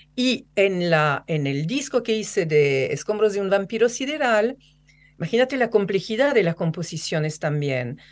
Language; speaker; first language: Spanish; non-native, fluent; French